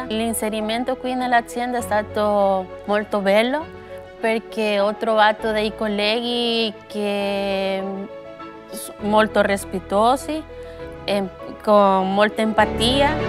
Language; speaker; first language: Italian; non-native, learner; Spanish